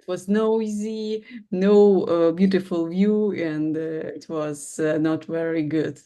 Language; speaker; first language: English; non-native, learner; Russian